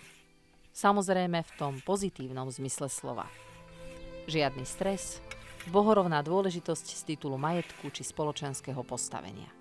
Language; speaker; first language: Slovak; native; Slovak